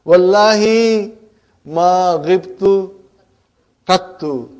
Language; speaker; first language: Arabic; non-native, fluent; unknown